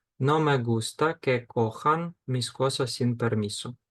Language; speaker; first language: Spanish; non-native, fluent; Ukrainian